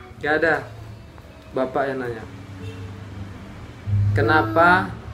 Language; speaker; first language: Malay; non-native, local second language; Javanese